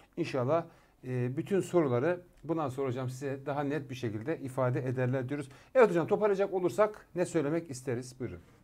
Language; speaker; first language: Turkish; native; Turkish